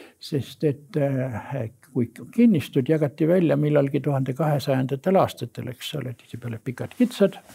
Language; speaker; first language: Estonian; native; Estonian